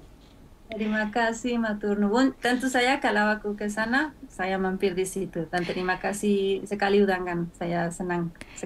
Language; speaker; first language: Indonesian; non-native, fluent; Spanish